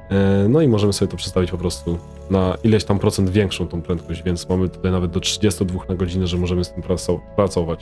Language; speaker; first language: Polish; native; Polish